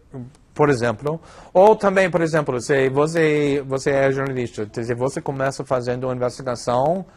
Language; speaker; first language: Portuguese; non-native, fluent; English